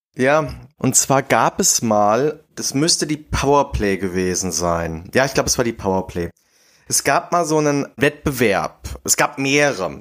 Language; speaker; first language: German; native; German